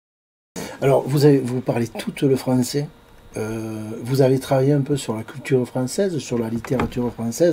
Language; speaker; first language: French; native; French